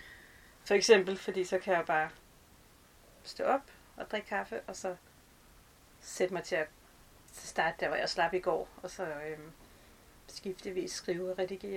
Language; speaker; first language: Danish; native; Danish